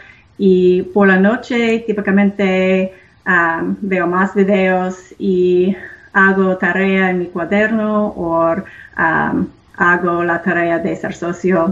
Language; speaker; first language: Spanish; non-native, learner; English